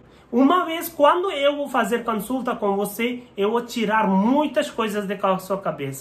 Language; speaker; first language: Portuguese; non-native, learner; Hindi